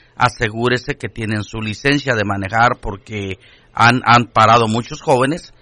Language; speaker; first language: Spanish; native; Spanish